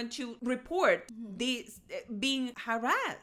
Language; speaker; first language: English; non-native, fluent; Spanish